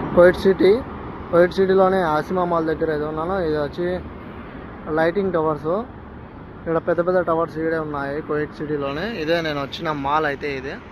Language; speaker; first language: Telugu; non-native, local second language; Urdu